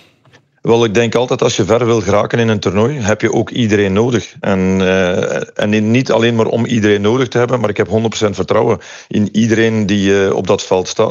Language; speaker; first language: Dutch; native; Dutch